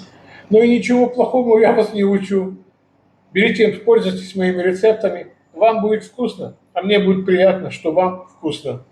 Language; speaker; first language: Russian; native; Russian